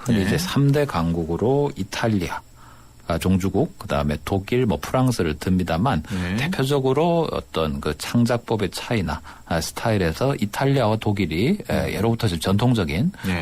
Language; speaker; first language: Korean; native; Korean